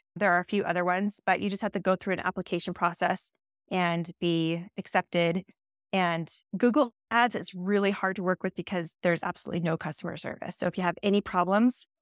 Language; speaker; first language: English; native; English